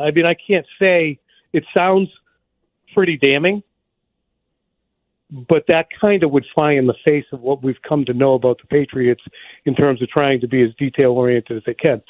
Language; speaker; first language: English; native; English